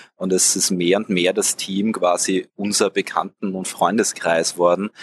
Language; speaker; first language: German; native; German